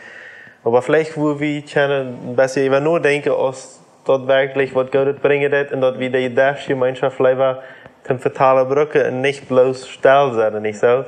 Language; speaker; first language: German; non-native, learner; Plautdietsch